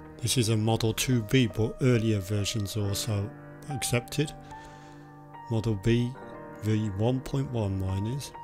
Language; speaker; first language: English; native; English